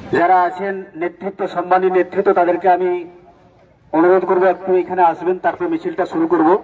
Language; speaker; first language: Bangla; native; Bangla